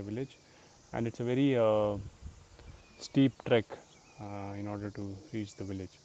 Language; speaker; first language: English; non-native, local second language; Hindi